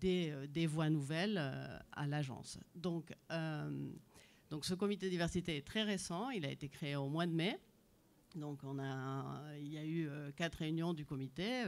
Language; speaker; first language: French; native; French